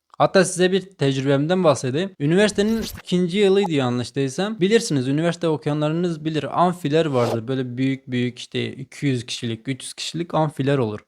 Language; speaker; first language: Turkish; native; Turkish